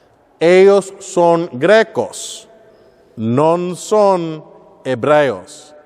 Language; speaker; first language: Spanish; non-native, learner; English